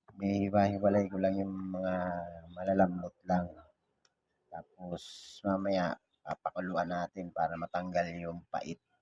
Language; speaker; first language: Filipino; non-native, local second language; Bikol